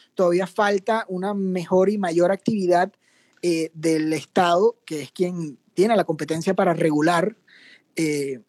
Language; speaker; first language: Spanish; native; Spanish